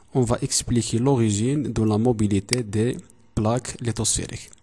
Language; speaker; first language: French; non-native, local second language; Arabic